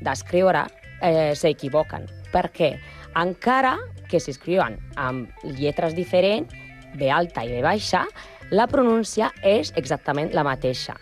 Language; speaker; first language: Catalan; non-native, learner; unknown